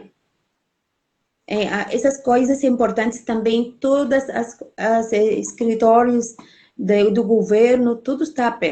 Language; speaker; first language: Portuguese; non-native, fluent; Arabic